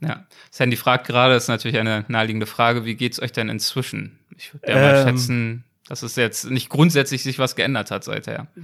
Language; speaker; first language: German; native; German